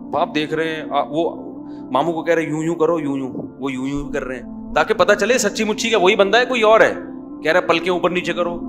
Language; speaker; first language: Urdu; native; Urdu